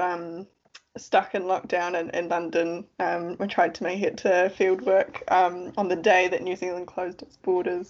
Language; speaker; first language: English; native; English